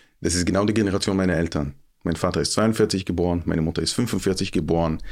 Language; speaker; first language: German; non-native, fluent; Hebrew